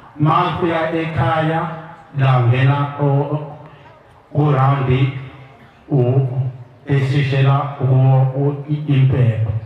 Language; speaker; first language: Zulu; native; Zulu